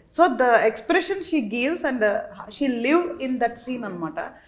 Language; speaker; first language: English; non-native, local second language; Telugu